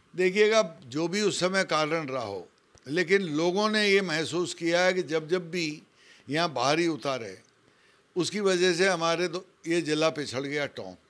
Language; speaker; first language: Hindi; native; Hindi